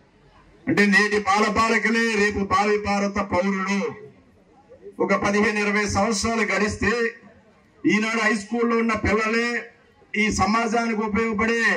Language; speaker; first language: Telugu; native; Telugu